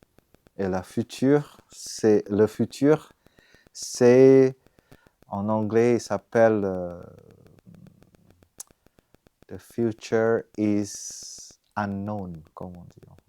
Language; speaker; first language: French; non-native, fluent; Vietnamese